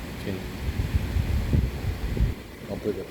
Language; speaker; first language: Spanish; native; Spanish